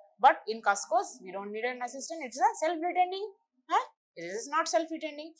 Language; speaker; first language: English; non-native, local second language; Bangla